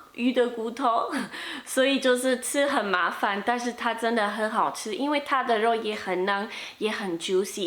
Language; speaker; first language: Chinese; non-native, fluent; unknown